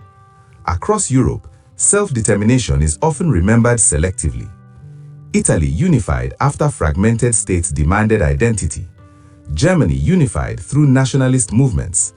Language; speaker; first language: English; non-native, local second language; Igbo